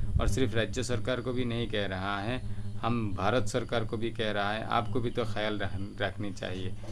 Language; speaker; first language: Hindi; non-native, local second language; Bangla